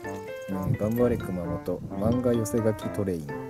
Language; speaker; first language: Japanese; native; Japanese